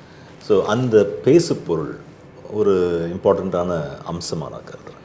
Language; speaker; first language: Tamil; native; Tamil